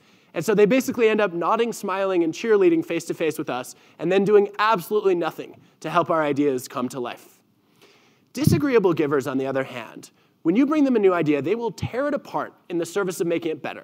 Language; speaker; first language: English; native; English